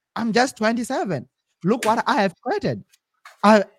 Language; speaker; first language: English; non-native, local second language; Shona